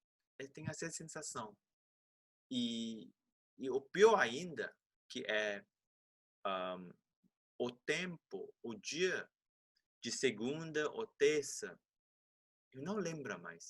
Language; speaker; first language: Portuguese; non-native, fluent; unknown